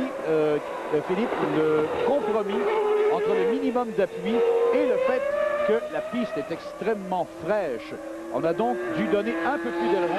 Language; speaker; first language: French; native; French